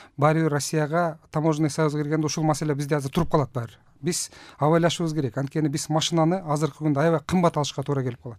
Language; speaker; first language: Kyrgyz; native; Kyrgyz